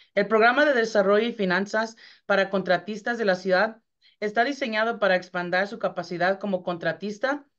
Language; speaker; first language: Spanish; early bilingual, heritage; Spanish